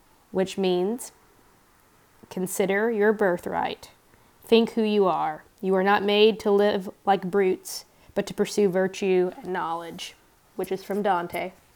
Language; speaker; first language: English; native; English